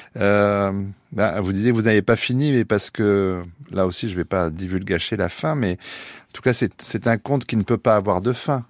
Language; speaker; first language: French; native; French